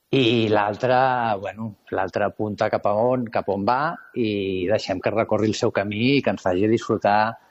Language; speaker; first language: Catalan; native; Catalan